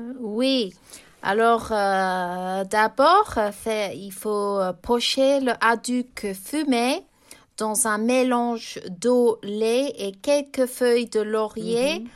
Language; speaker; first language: French; non-native, fluent; English